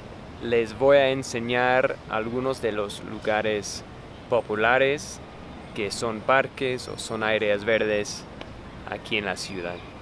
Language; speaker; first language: Spanish; non-native, fluent; English